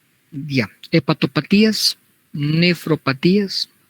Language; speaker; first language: Spanish; native; Spanish